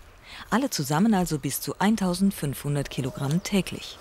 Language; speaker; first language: German; native; German